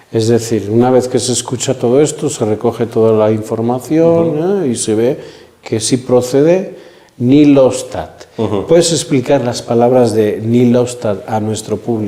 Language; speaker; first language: Spanish; native; Spanish